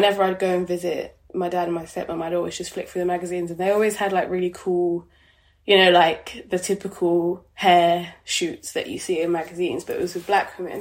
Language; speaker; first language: English; native; English